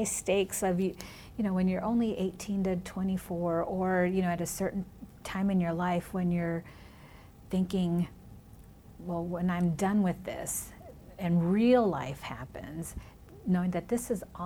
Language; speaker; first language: English; early bilingual, other home language; Spanish